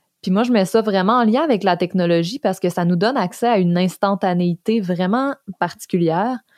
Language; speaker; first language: French; native; French